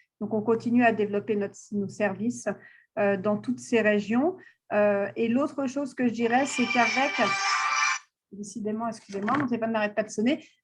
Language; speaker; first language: French; native; French